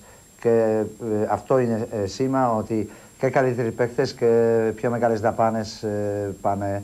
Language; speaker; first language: Greek; non-native, fluent; Polish